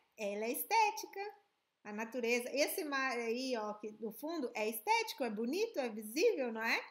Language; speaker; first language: Portuguese; native; Portuguese